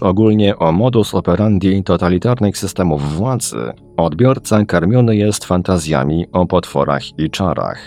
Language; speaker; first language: Polish; native; Polish